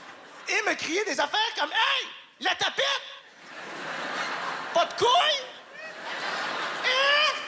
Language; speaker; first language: French; native; French